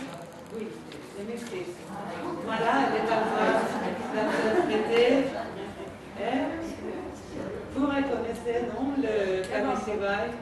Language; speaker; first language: French; non-native, fluent; Spanish